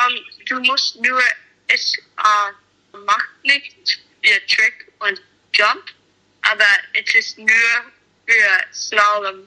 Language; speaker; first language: German; non-native, learner; English